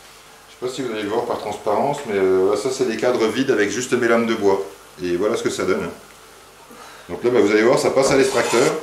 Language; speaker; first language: French; native; French